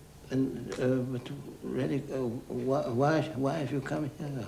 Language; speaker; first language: English; native; English